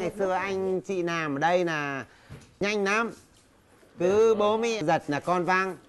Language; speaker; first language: Vietnamese; native; Vietnamese